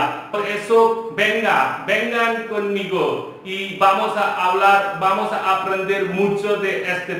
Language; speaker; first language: Spanish; non-native, local second language; Hindi